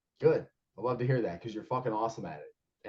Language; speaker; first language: English; native; English